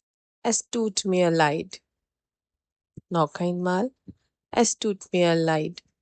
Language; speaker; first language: German; non-native, fluent; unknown